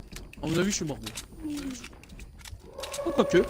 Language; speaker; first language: French; native; French